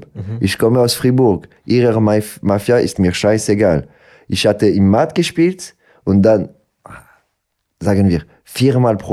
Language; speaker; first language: German; non-native, local second language; French